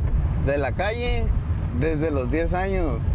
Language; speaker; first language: Spanish; native; Spanish